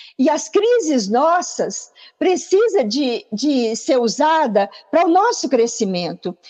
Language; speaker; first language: Portuguese; native; Portuguese